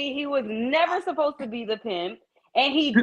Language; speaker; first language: English; native; English